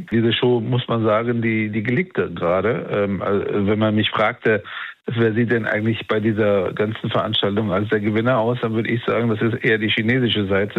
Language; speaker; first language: German; native; German